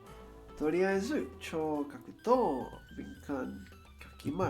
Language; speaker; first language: Japanese; non-native, learner; Spanish